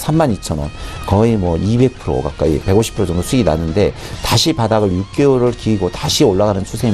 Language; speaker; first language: Korean; native; Korean